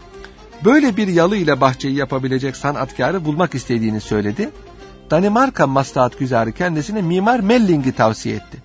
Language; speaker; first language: Turkish; native; Turkish